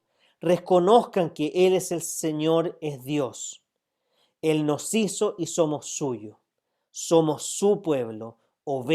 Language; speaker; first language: Spanish; native; Spanish